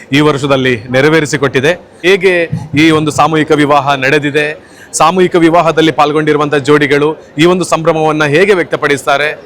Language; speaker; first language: Kannada; native; Kannada